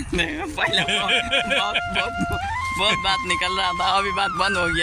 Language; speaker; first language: Hindi; non-native, learner; Nepali